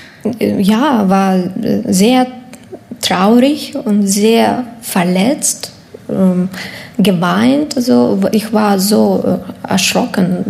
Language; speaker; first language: German; non-native, learner; Ukrainian